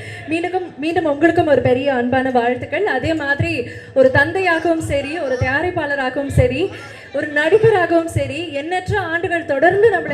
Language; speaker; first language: Tamil; native; Tamil